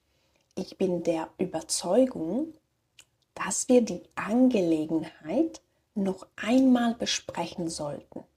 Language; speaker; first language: German; non-native, fluent; Slovak